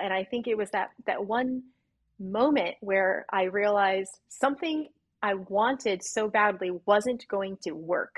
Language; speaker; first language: English; native; English